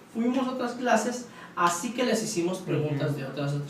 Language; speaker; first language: Spanish; native; Spanish